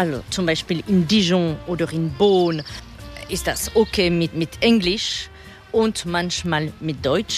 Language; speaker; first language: German; non-native, fluent; French